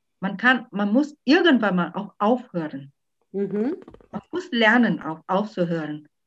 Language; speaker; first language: German; non-native, fluent; Vietnamese